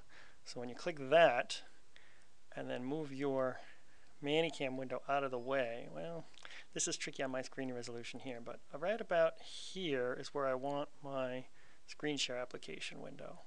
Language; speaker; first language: English; native; English